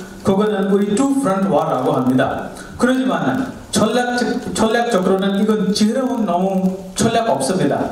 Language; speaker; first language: Korean; non-native, learner; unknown